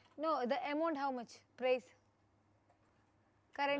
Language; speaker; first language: English; non-native, learner; Malayalam